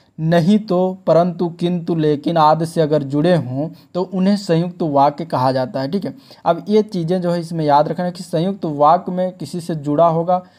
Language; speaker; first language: Hindi; native; Hindi